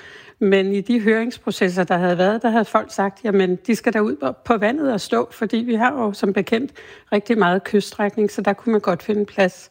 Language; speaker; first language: Danish; native; Danish